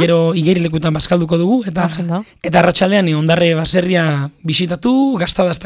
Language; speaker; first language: Basque; native; Basque